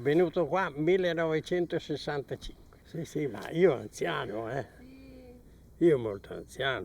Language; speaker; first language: Italian; native; Italian